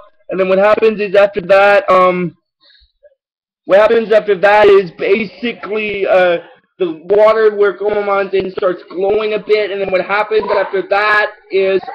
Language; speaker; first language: English; native; English